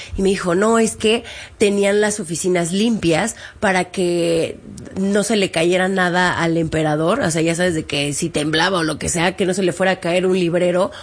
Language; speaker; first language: Spanish; native; Spanish